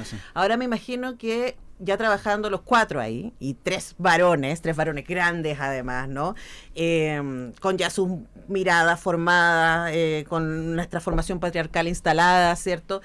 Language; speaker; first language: Spanish; native; Spanish